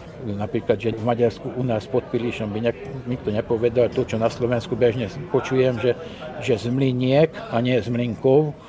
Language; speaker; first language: Slovak; native; Slovak